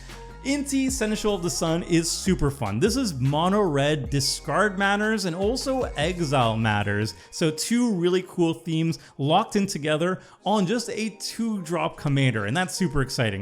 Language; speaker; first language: English; native; English